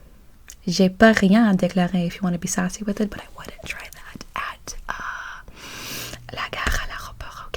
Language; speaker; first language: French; non-native, learner; English